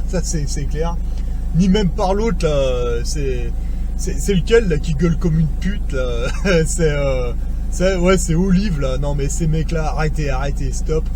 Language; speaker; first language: French; native; French